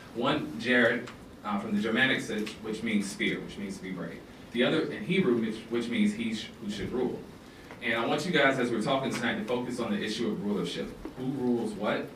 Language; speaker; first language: English; native; English